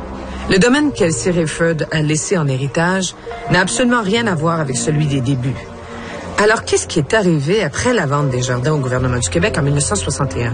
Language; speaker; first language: French; native; French